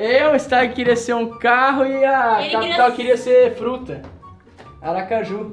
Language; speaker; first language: Portuguese; native; Portuguese